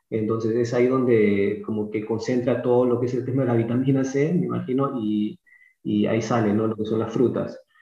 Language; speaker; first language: Spanish; early bilingual, heritage; Spanish